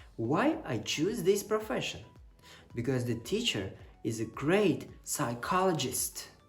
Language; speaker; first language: English; non-native, fluent; Kazakh